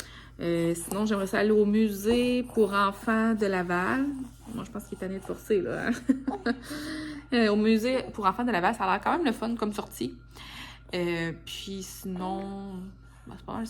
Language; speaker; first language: French; native; French